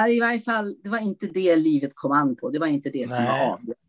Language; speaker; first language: Swedish; non-native, fluent; Italian